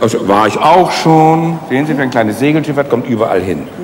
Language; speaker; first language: German; native; German